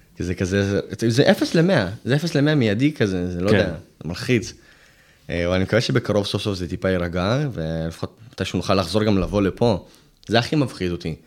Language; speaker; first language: Hebrew; early bilingual, other home language; Russian